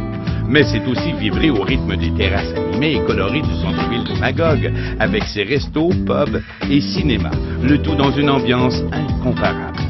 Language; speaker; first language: French; native; French